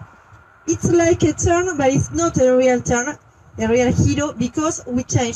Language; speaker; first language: English; non-native, learner; French